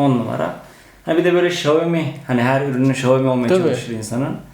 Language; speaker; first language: Turkish; native; Turkish